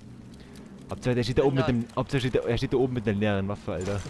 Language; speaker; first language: German; native; German